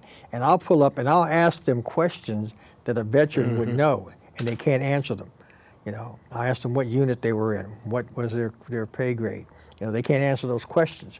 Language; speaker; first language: English; native; English